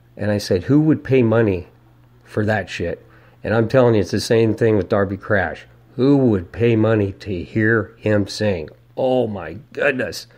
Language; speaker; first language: English; native; English